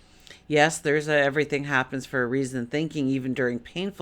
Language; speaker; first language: English; native; English